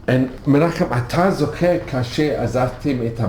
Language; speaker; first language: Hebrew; non-native, learner; English